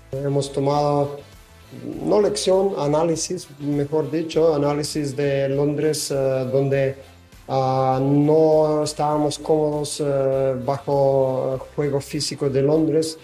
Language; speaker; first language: Spanish; non-native, fluent; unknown